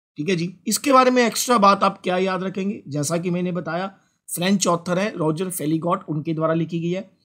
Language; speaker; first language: Hindi; non-native, local second language; Punjabi